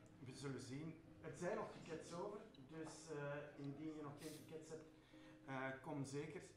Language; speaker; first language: Dutch; native; Dutch